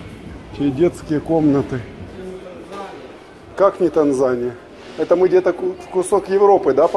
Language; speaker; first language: Russian; native; Russian